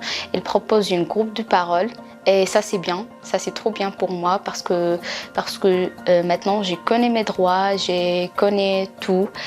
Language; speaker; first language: French; non-native, learner; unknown